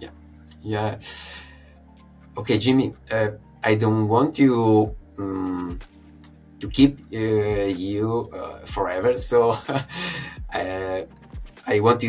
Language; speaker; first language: English; non-native, fluent; Italian